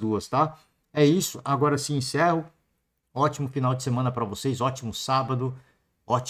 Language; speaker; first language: Portuguese; native; Portuguese